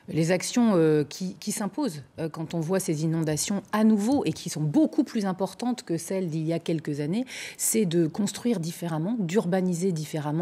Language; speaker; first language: French; native; French